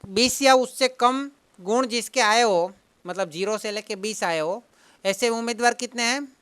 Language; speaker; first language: Hindi; non-native, local second language; Gujarati